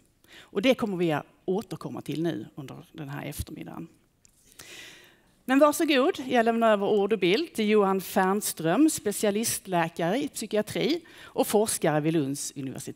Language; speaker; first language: Swedish; native; Swedish